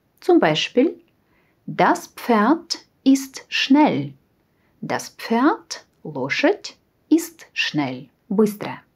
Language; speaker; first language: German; non-native, fluent; Russian